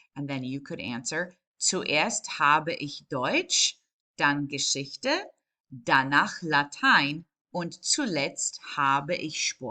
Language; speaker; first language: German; non-native, fluent; English